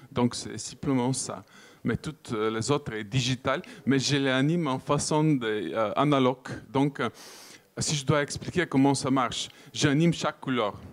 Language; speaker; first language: French; non-native, fluent; Bulgarian